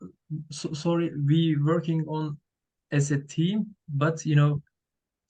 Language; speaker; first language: English; non-native, learner; Turkish